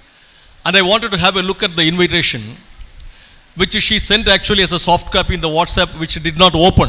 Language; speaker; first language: English; non-native, local second language; Tamil